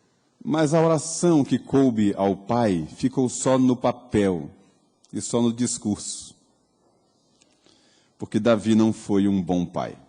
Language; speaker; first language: Portuguese; native; Portuguese